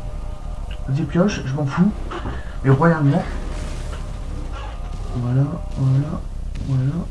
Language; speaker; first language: French; native; French